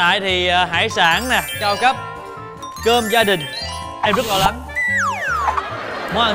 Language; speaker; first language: Vietnamese; native; Vietnamese